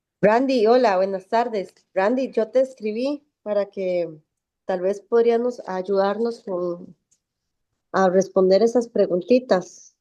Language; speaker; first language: Spanish; native; Spanish